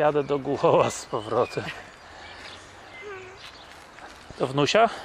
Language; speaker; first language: Polish; native; Polish